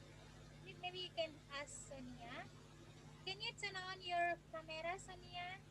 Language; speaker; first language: English; non-native, fluent; Indonesian